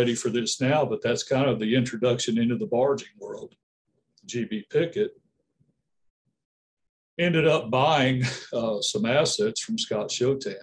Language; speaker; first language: English; native; English